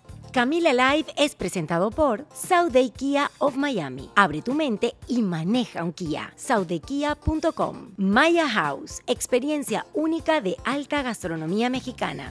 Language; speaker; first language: Spanish; native; Spanish